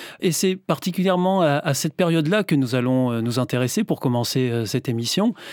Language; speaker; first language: French; native; French